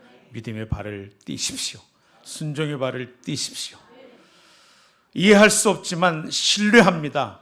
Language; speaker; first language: Korean; native; Korean